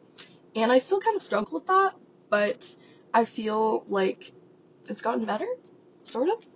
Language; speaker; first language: English; native; English